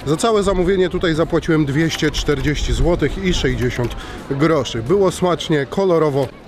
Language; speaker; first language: Polish; native; Polish